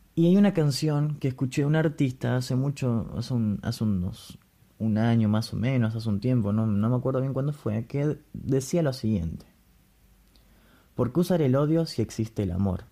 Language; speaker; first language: Spanish; native; Spanish